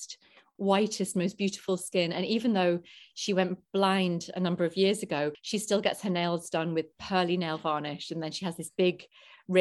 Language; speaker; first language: English; native; English